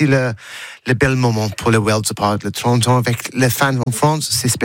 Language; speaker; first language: French; non-native, learner; English